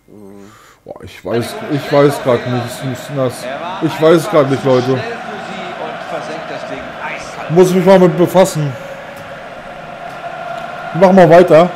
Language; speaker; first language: German; native; German